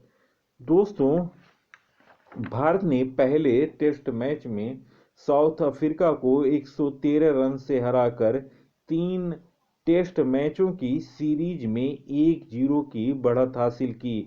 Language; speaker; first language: Hindi; native; Hindi